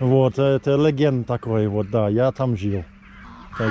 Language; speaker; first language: Russian; non-native, learner; English